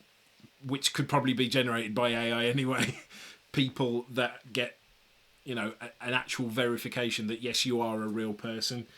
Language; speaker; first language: English; native; English